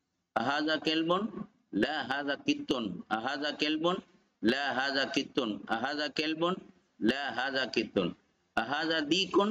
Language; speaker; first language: Arabic; non-native, fluent; Tamil